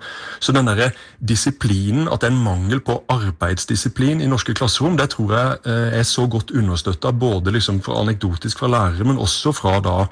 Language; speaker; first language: Norwegian; native; Norwegian